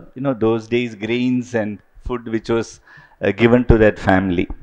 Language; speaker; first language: Malayalam; non-native, local second language; Tamil